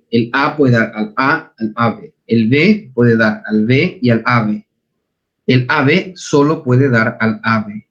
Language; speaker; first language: Spanish; native; Spanish